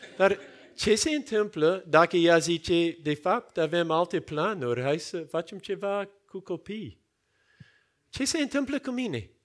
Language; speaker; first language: Romanian; non-native, fluent; English